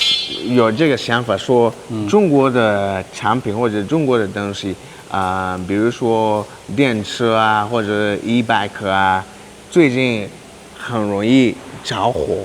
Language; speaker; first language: Chinese; non-native, learner; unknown